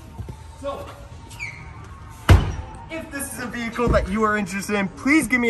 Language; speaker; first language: English; native; English